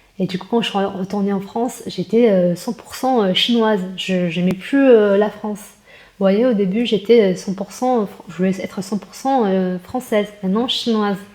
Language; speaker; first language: French; early bilingual, other home language; Chinese